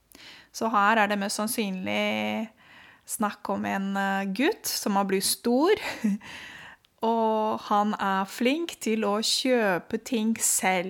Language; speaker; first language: Norwegian; non-native, fluent; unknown